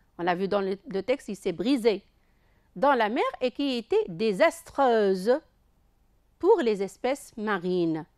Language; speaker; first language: French; non-native, local second language; Arabic